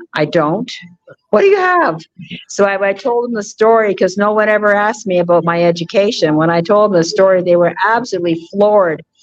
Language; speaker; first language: English; native; English